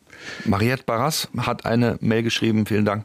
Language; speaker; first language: German; native; German